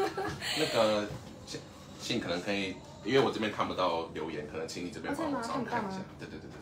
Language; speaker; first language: Chinese; native; Chinese